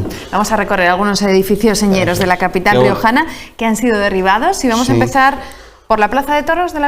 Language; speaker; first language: Spanish; native; Spanish